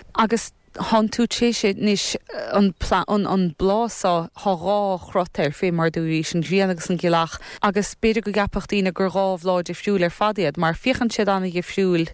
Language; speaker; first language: Irish; native; Irish